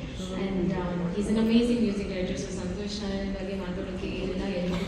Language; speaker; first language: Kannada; non-native, learner; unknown